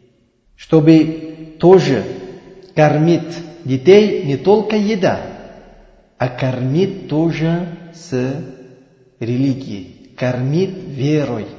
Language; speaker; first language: Russian; non-native, learner; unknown